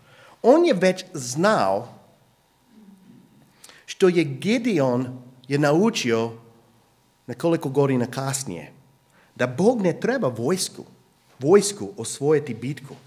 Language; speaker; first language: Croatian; non-native, fluent; English